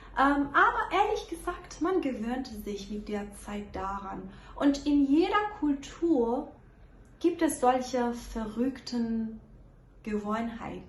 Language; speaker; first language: German; non-native, fluent; Persian